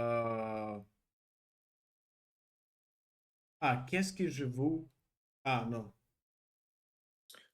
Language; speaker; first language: French; non-native, learner; Russian